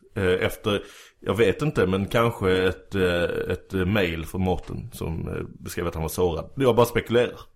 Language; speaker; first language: Swedish; early bilingual, other home language; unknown